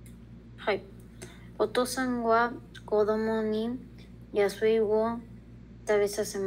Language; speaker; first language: Japanese; non-native, learner; Spanish